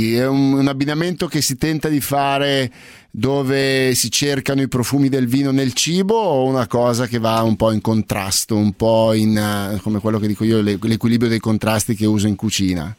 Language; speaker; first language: Italian; native; Italian